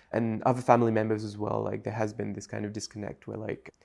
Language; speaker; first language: English; non-native, fluent; French